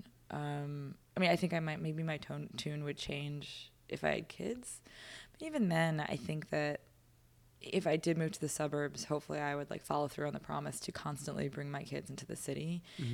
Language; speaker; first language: English; native; English